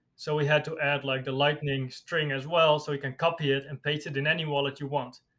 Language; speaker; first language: English; non-native, fluent; Dutch